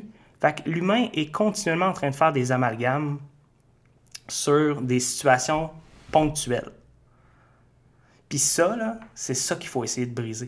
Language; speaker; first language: French; native; French